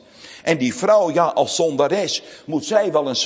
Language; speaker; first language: Dutch; native; Dutch